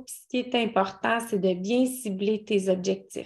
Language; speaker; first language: French; native; French